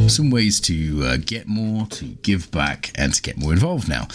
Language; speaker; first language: English; native; English